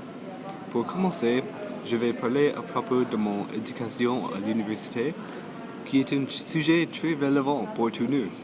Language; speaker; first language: French; non-native, local second language; English